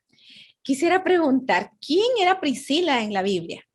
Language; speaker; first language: Spanish; native; Spanish